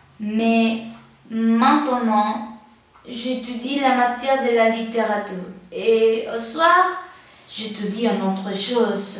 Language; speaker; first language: French; non-native, learner; Spanish